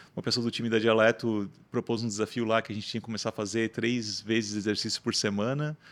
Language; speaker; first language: Portuguese; native; Portuguese